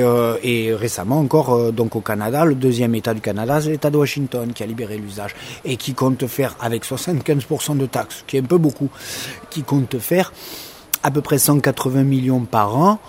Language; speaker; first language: French; native; French